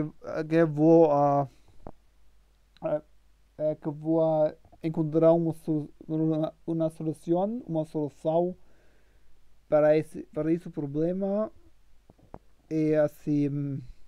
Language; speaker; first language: Portuguese; non-native, learner; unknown